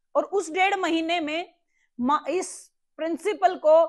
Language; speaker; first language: Hindi; native; Hindi